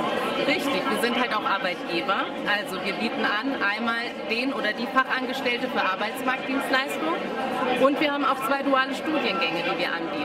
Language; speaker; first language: German; native; German